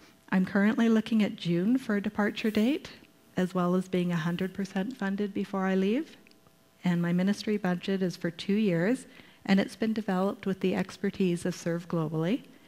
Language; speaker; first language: English; native; English